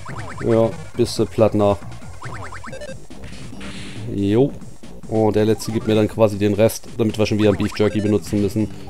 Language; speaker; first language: German; native; German